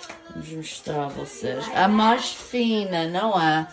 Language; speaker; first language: Portuguese; early bilingual, heritage; Portuguese